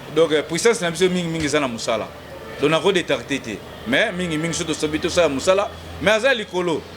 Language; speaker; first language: Lingala; non-native, local second language; Kongo